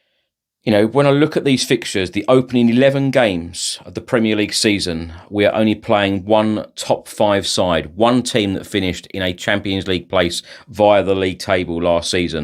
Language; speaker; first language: English; native; English